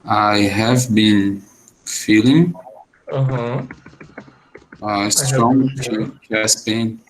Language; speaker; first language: English; non-native, learner; Portuguese